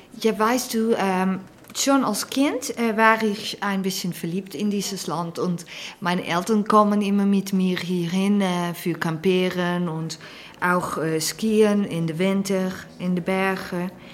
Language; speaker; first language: German; non-native, fluent; Dutch